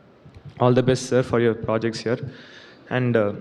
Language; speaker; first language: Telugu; non-native, learner; Tamil